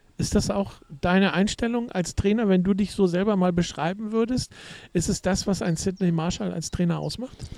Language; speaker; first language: German; native; German